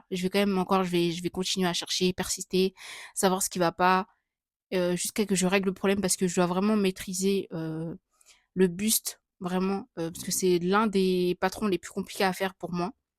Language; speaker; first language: French; native; French